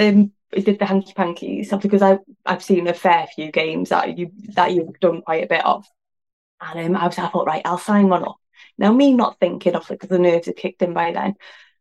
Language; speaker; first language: English; native; English